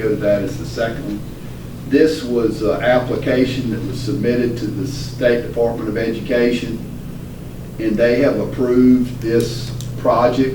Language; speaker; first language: English; native; English